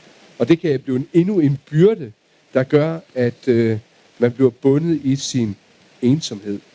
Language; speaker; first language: Danish; native; Danish